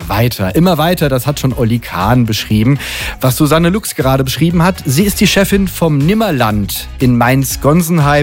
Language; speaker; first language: German; native; German